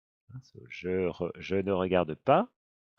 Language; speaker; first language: French; non-native, fluent; English